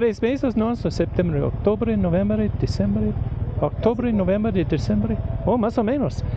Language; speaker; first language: Spanish; non-native, learner; English